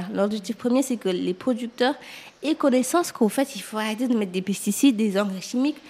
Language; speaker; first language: French; non-native, local second language; Wolof